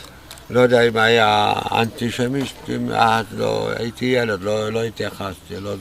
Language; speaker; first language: Hebrew; non-native, fluent; Romanian